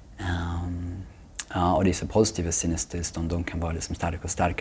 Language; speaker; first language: Swedish; non-native, fluent; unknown